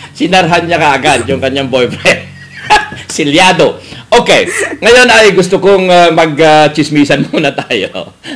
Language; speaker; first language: Filipino; native; Filipino